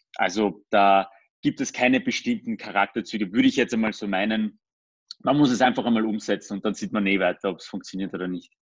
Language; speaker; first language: German; early bilingual, other home language; Armenian